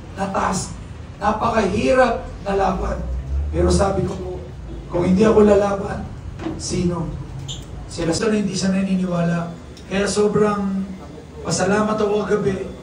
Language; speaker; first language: Filipino; native; Filipino